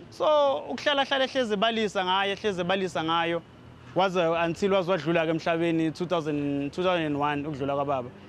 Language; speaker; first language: Zulu; native; Zulu